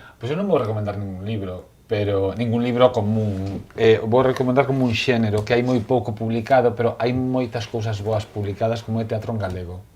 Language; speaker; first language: Galician; native; Galician